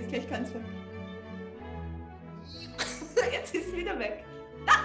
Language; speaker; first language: German; native; German